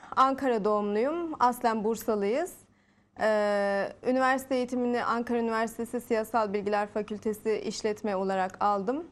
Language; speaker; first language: Turkish; native; Turkish